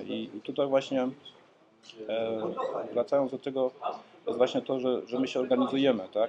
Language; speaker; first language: Polish; early bilingual, heritage; Polish